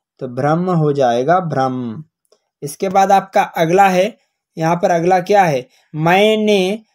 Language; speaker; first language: Hindi; native; Hindi